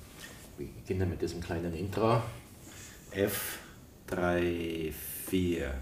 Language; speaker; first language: German; native; German